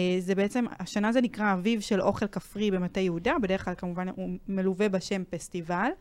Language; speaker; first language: Hebrew; native; Hebrew